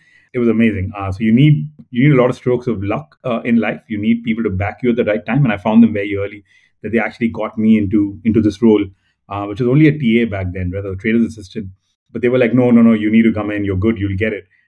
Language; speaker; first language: English; non-native, local second language; Telugu